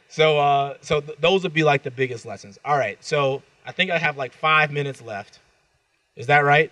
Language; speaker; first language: English; native; English